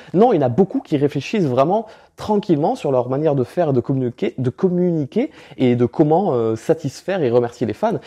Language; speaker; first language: French; native; French